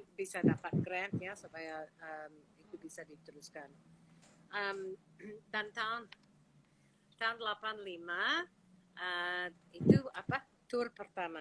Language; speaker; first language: Indonesian; non-native, fluent; English